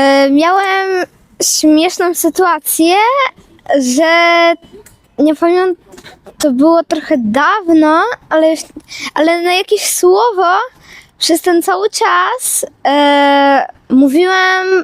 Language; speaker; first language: Polish; early bilingual, other home language; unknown